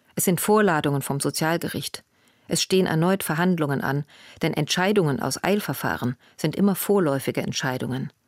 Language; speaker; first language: German; native; German